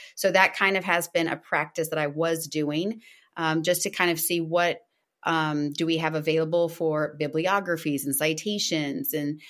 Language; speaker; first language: English; non-native, fluent; Portuguese